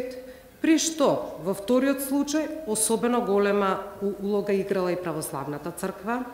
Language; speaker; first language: Macedonian; native; Macedonian